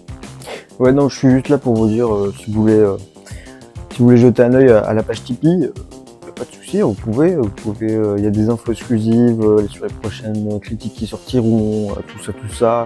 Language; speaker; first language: French; native; French